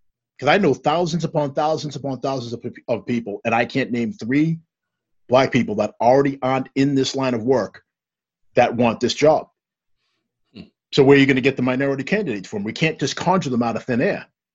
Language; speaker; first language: English; native; English